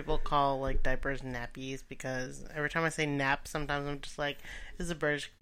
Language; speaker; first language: English; native; English